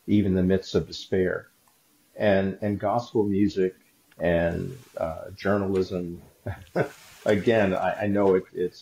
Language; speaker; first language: English; native; English